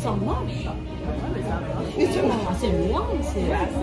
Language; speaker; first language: French; non-native, fluent; Korean